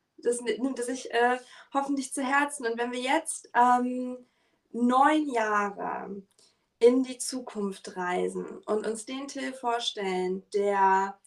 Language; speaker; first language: German; native; German